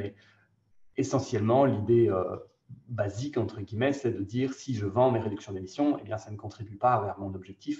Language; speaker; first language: French; native; French